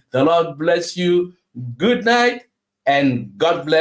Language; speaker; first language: English; non-native, local second language; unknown